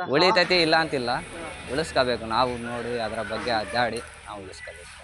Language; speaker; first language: Kannada; non-native, local second language; Urdu